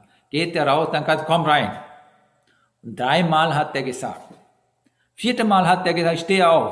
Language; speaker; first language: German; non-native, fluent; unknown